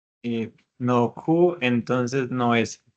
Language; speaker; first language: Spanish; native; Spanish